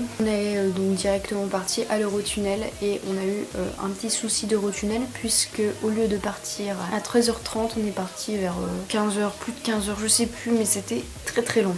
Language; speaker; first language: French; native; French